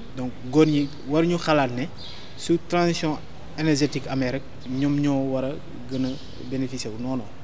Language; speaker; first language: Wolof; non-native, local second language; Fula